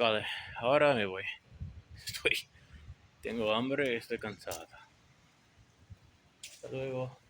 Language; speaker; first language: Spanish; non-native, learner; Portuguese